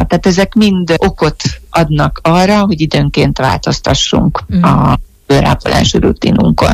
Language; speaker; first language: Hungarian; native; Hungarian